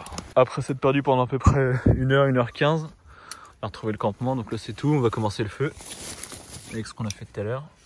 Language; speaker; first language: French; native; French